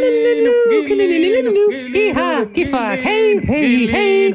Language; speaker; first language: Hebrew; native; Hebrew